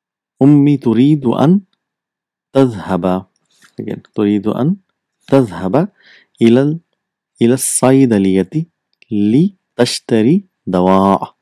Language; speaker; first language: Arabic; non-native, fluent; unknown